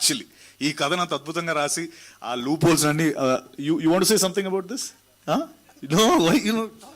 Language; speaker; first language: Telugu; native; Telugu